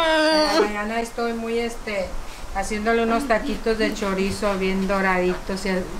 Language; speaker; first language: Spanish; native; Spanish